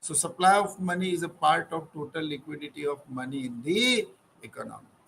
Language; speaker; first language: English; non-native, local second language; Gujarati